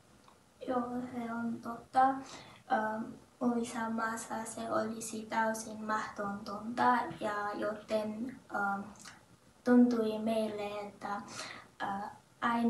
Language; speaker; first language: Finnish; non-native, learner; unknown